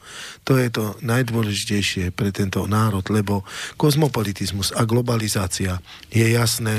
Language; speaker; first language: Slovak; native; Slovak